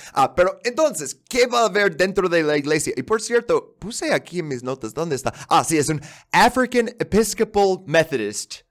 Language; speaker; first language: Spanish; non-native, fluent; English